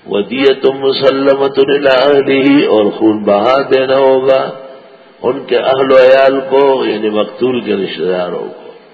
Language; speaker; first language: Urdu; non-native, local second language; Pashto